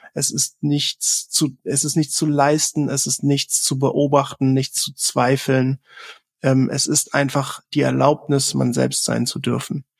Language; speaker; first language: German; native; German